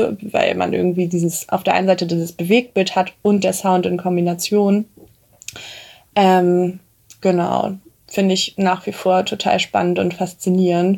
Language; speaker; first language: German; native; German